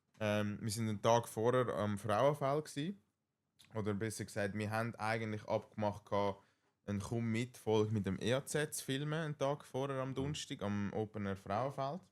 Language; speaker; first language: German; native; German